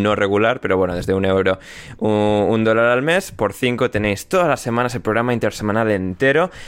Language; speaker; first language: Spanish; native; Spanish